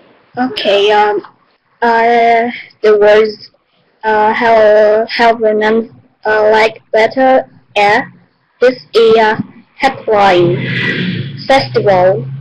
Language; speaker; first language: English; non-native, learner; Vietnamese